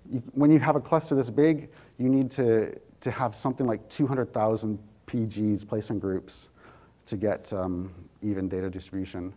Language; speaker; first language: English; native; English